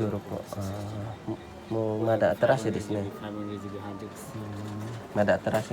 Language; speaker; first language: Japanese; non-native, learner; Filipino